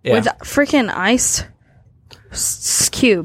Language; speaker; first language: English; native; English